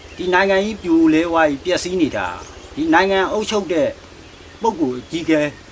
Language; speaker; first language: Burmese; native; Burmese